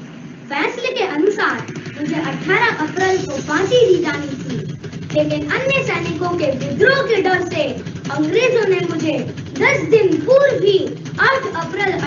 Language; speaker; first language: Hindi; native; Hindi